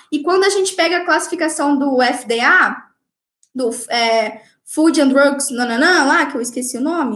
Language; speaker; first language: Portuguese; native; Portuguese